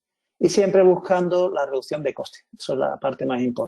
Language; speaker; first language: Spanish; native; Spanish